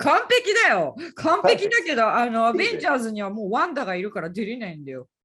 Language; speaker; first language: Japanese; native; Japanese